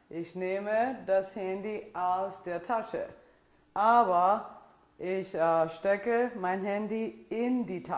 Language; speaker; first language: German; non-native, fluent; Italian